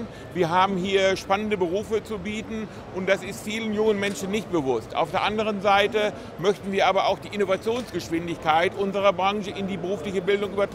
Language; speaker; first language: German; native; German